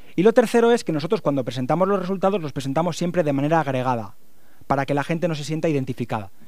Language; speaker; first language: Spanish; native; Spanish